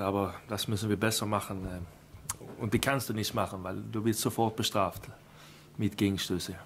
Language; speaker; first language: German; non-native, fluent; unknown